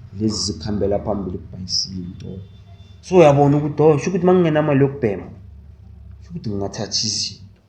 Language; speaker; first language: Zulu; native; Zulu